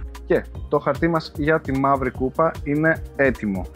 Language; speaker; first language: Greek; native; Greek